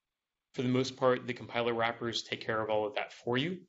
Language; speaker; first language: English; native; English